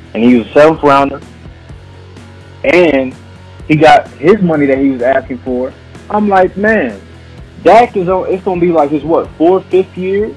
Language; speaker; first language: English; native; English